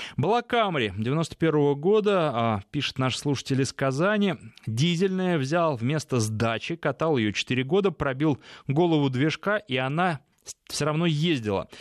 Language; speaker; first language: Russian; native; Russian